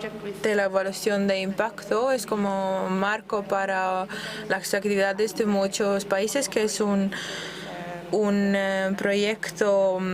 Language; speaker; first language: Spanish; non-native, fluent; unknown